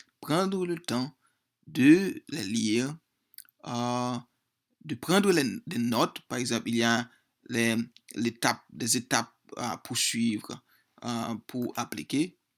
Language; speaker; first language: French; non-native, local second language; Haitian Creole